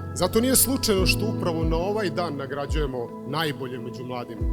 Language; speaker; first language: Serbian; native; Serbian